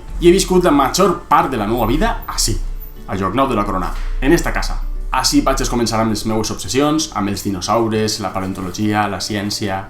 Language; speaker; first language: Catalan; native; Catalan